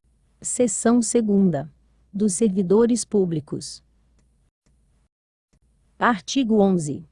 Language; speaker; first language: Portuguese; native; Portuguese